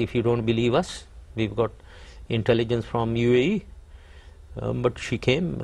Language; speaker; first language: English; non-native, local second language; Urdu